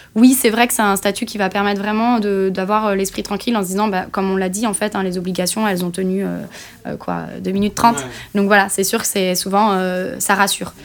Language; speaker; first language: French; native; French